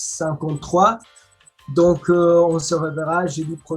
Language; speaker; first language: French; non-native, learner; Spanish